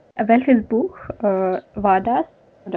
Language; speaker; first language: German; non-native, learner; Russian